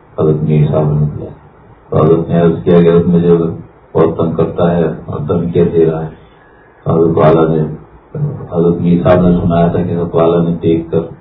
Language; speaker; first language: Urdu; native; Urdu